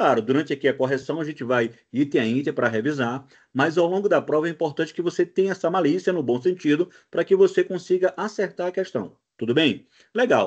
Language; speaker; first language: Portuguese; native; Portuguese